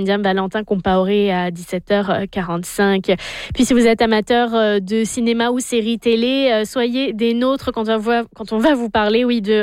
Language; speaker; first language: French; native; French